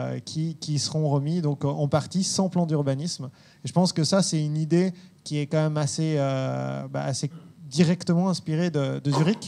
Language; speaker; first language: French; native; French